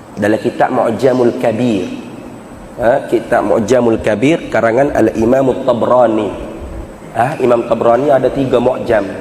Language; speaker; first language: Malay; native; Malay